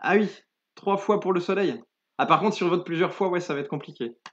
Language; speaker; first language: French; native; French